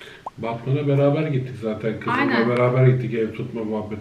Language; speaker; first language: Turkish; native; Turkish